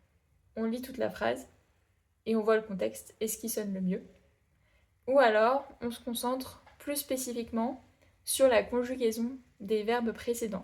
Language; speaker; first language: French; native; French